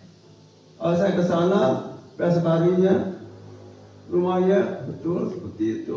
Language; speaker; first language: Indonesian; non-native, fluent; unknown